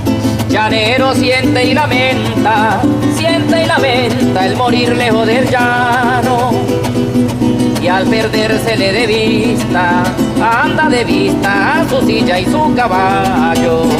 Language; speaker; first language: Spanish; native; Spanish